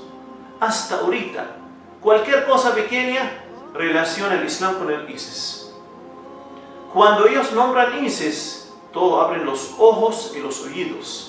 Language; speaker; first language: Spanish; non-native, fluent; Arabic